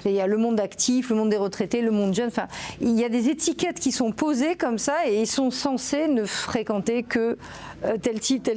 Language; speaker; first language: French; native; French